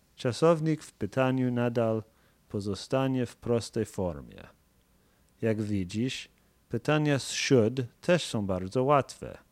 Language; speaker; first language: Polish; non-native, fluent; English